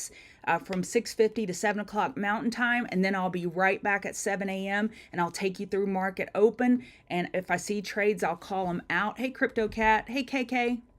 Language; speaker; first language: English; native; English